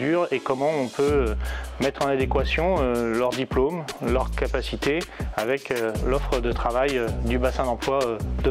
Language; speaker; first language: French; native; French